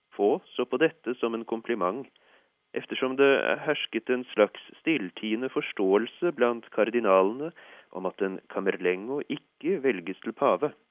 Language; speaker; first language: Norwegian; native; Norwegian